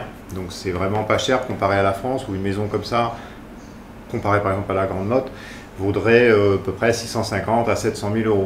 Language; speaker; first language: French; native; French